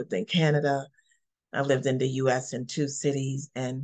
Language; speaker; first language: English; native; English